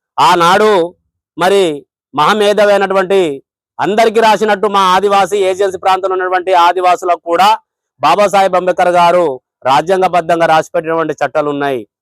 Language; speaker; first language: Telugu; non-native, local second language; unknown